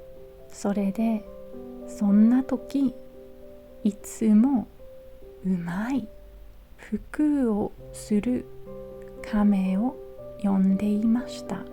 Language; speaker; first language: Japanese; non-native, learner; English